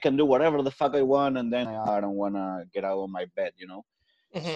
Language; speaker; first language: English; non-native, fluent; Spanish